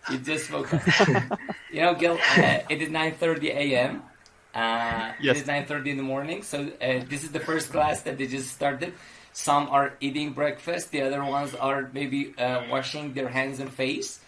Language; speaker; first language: English; non-native, fluent; Persian